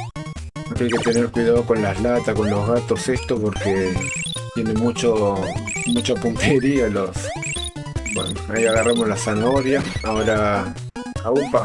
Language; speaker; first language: Spanish; native; Spanish